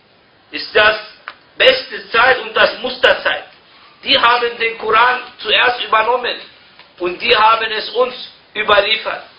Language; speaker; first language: German; non-native, fluent; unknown